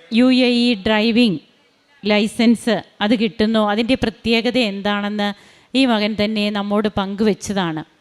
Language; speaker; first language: Malayalam; native; Malayalam